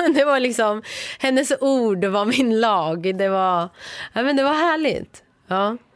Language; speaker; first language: Swedish; early bilingual, other home language; Persian